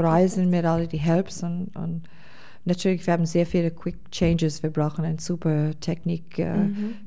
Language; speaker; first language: German; non-native, fluent; English